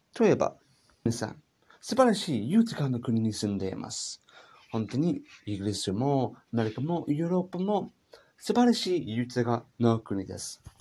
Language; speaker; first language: Japanese; non-native, learner; English